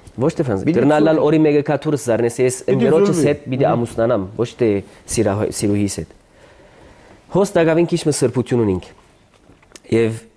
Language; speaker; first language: Armenian; early bilingual, heritage; Armenian